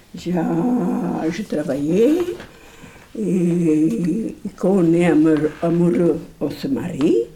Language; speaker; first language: French; non-native, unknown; Portuguese